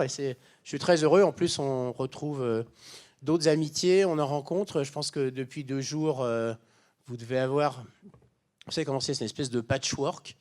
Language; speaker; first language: French; native; French